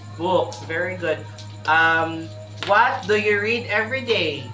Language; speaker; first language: English; non-native, local second language; Cebuano